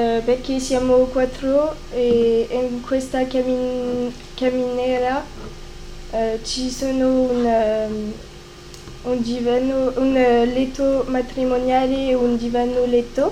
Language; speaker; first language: Italian; non-native, learner; French